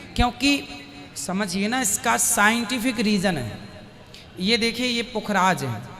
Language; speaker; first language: Hindi; native; Hindi